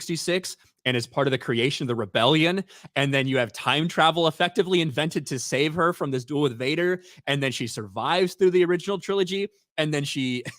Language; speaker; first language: English; native; English